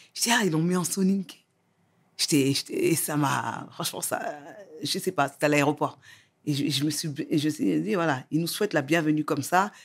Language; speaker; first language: French; native; French